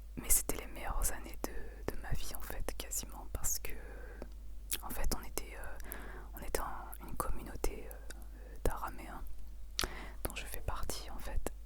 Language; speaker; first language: French; early bilingual, other home language; Aramaic